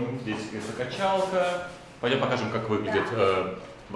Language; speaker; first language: Russian; native; Russian